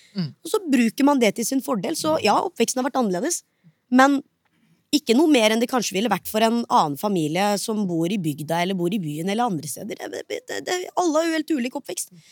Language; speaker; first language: Norwegian; early bilingual, other home language; Hindi